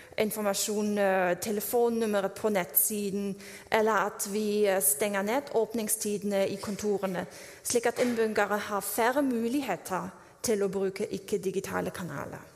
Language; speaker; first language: Norwegian; non-native, fluent; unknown